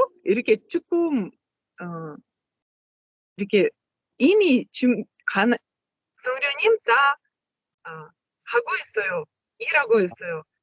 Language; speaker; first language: Korean; non-native, learner; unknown